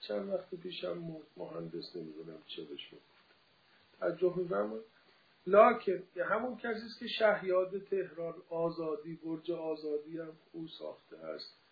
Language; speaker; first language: Persian; native; Persian